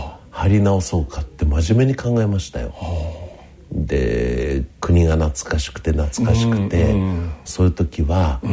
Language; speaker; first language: Japanese; native; Japanese